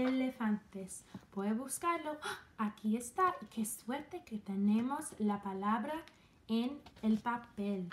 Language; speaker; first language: Spanish; non-native, fluent; English